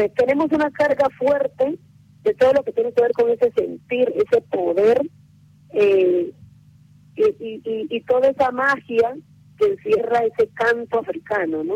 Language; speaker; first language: Spanish; native; Spanish